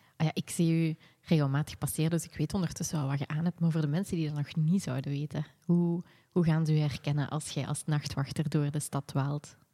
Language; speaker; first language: Dutch; native; Dutch